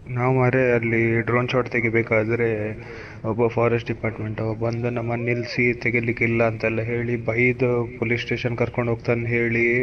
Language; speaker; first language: Kannada; non-native, local second language; Tulu